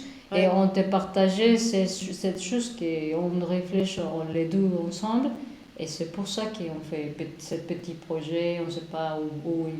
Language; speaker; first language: French; non-native, learner; Spanish